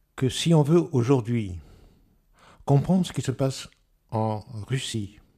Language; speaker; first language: French; native; French